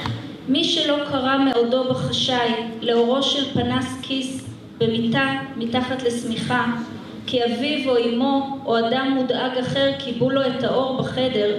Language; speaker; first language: Hebrew; native; Hebrew